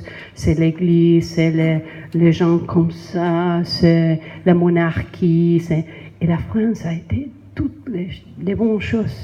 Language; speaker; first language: French; non-native, learner; Spanish